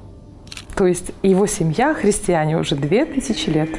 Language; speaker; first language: Russian; native; Russian